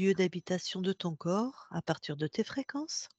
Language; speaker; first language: French; native; French